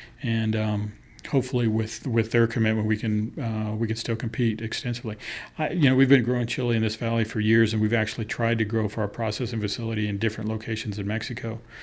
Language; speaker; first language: English; early bilingual, other home language; Spanish